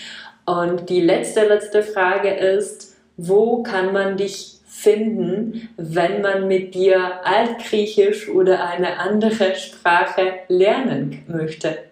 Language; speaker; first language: German; non-native, fluent; Czech